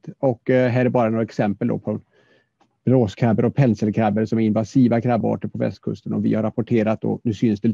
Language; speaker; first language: Swedish; native; Swedish